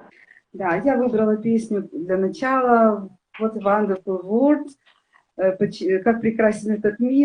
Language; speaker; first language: Russian; native; Russian